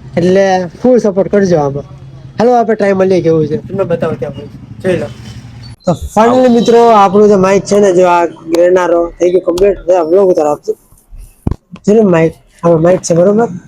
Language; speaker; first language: Gujarati; native; Gujarati